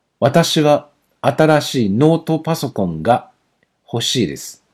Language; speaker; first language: Japanese; non-native, fluent; Chinese